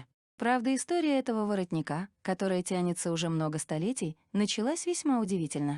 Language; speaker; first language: Russian; native; Russian